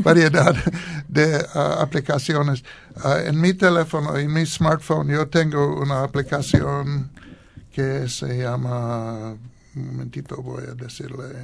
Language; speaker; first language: Spanish; non-native, learner; English